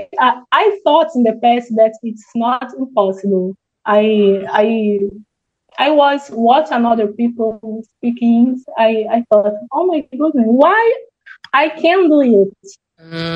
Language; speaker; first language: English; non-native, learner; Portuguese